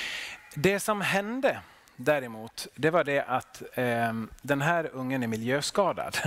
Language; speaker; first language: Swedish; non-native, local second language; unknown